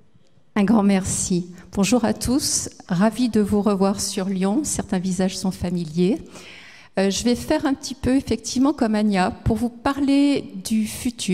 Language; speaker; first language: French; native; French